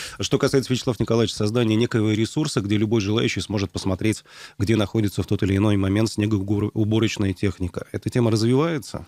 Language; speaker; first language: Russian; native; Russian